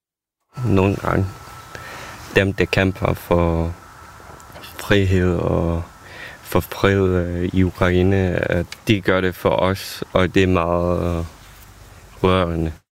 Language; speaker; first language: Danish; non-native, fluent; Ukrainian